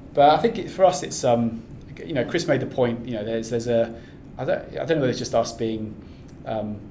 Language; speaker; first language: English; native; English